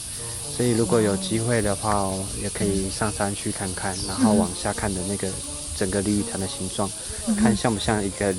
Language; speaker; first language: Chinese; native; Chinese